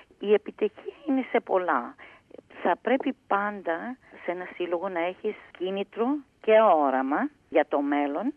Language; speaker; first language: Greek; early bilingual, heritage; Greek